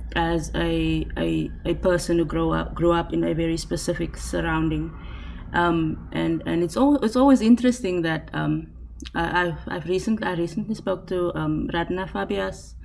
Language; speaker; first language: English; non-native, local second language; Afrikaans